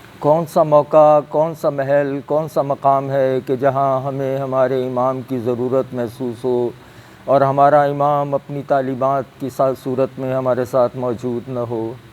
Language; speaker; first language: Urdu; native; Urdu